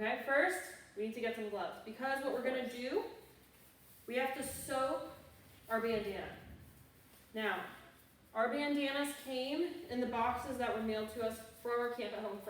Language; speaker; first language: English; native; English